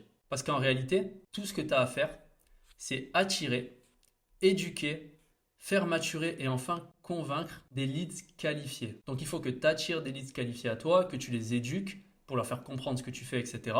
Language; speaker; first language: French; native; French